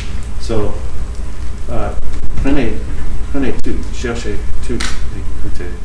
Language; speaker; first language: French; non-native, fluent; English